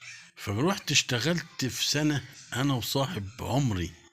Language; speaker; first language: Arabic; native; Arabic